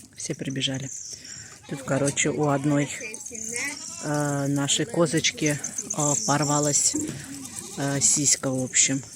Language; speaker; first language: Russian; native; Russian